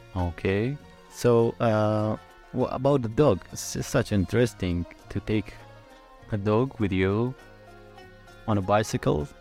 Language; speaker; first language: English; non-native, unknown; Arabic